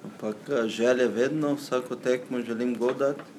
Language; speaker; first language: Slovenian; non-native, learner; Portuguese